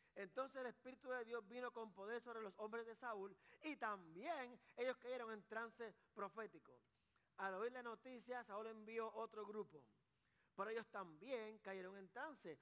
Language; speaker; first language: Spanish; native; Spanish